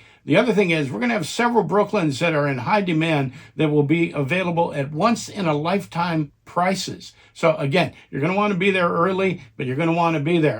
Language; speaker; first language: English; native; English